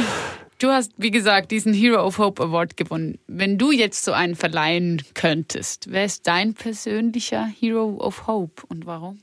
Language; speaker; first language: German; native; German